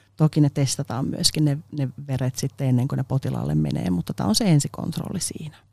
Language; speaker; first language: Finnish; non-native, local second language; Swedish